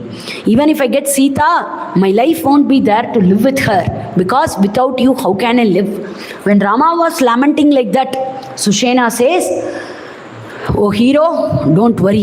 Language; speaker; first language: English; non-native, local second language; Tamil